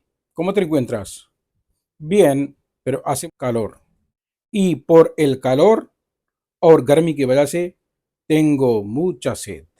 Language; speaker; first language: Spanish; non-native, fluent; Urdu